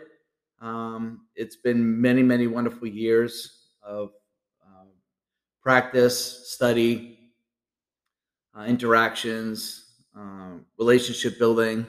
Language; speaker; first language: English; native; English